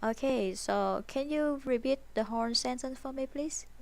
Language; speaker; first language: English; non-native, fluent; Vietnamese